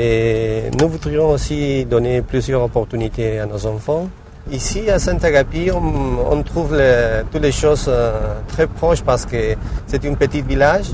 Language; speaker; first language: French; non-native, fluent; Spanish